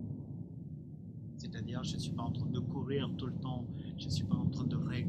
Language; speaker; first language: French; non-native, fluent; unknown